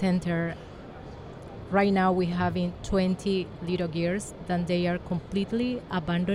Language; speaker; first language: English; non-native, learner; Spanish